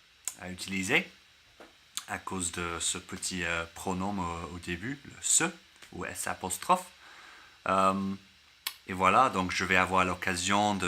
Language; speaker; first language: French; non-native, learner; English